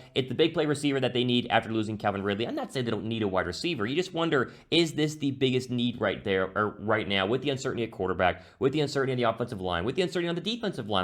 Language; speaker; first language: English; native; English